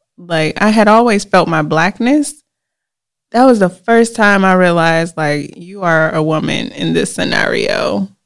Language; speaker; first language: English; native; English